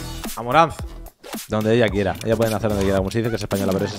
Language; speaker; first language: Spanish; native; Spanish